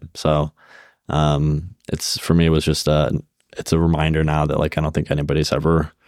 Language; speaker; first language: English; native; English